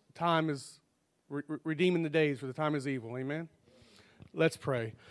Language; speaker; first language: English; native; English